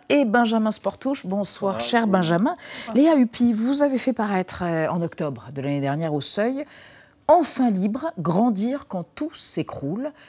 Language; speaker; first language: French; native; French